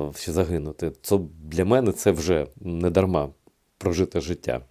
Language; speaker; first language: Ukrainian; non-native, fluent; Russian